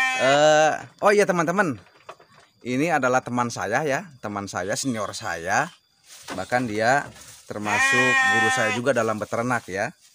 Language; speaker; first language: Indonesian; non-native, local second language; Javanese